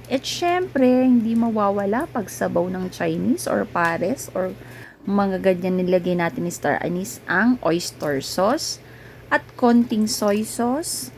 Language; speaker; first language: Filipino; non-native, local second language; Iloko